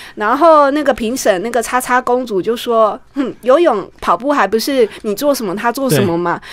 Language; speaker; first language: Chinese; native; Chinese